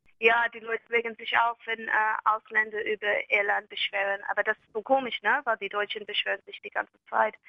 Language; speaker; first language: German; non-native, fluent; English